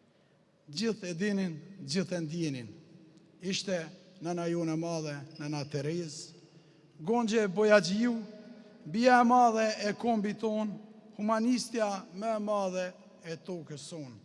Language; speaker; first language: Albanian; native; Albanian